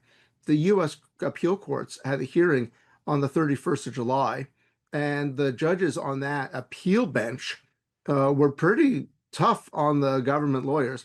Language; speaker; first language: English; native; English